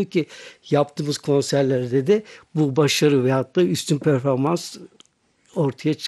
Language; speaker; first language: Turkish; native; Turkish